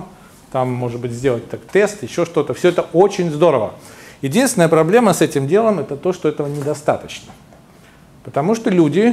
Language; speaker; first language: Russian; native; Russian